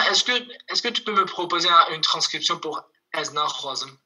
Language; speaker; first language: French; non-native, fluent; Kurdish